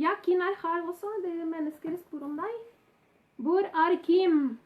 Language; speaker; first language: Norwegian; non-native, learner; Spanish